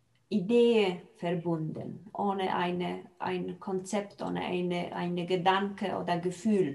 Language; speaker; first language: German; non-native, fluent; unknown